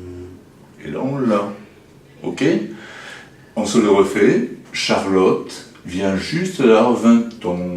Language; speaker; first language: French; native; French